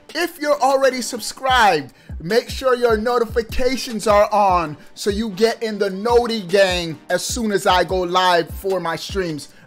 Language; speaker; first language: English; native; English